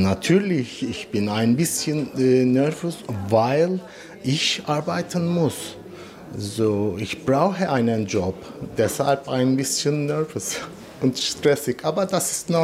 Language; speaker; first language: German; non-native, learner; Turkish